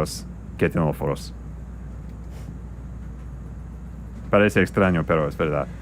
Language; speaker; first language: Spanish; non-native, learner; English